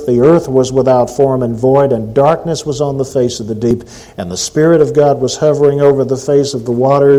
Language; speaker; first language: English; native; English